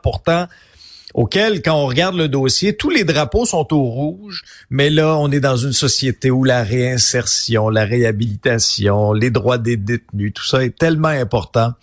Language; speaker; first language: French; native; French